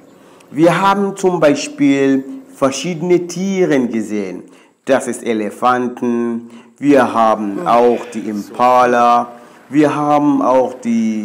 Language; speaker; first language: German; non-native, learner; Swahili